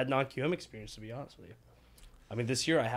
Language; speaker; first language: English; early bilingual, other home language; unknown